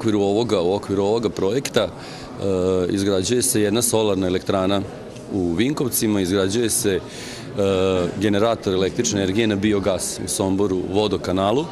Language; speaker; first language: Serbian; native; Serbian